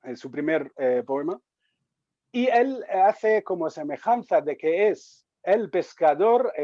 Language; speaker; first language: Spanish; non-native, fluent; Arabic